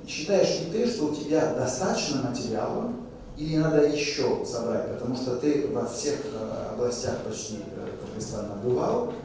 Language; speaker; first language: Russian; non-native, fluent; French